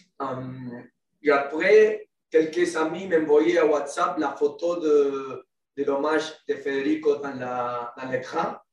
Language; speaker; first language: French; non-native, learner; Spanish